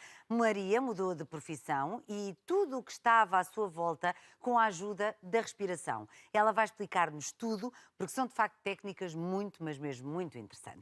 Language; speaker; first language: Portuguese; native; Portuguese